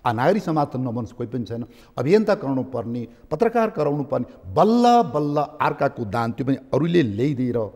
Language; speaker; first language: Nepali; native; Nepali